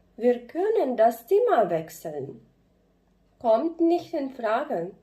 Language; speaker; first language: German; non-native, fluent; Ukrainian